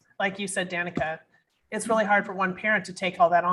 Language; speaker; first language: English; native; English